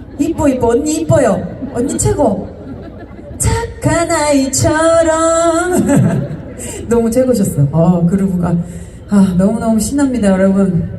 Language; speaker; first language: Korean; native; Korean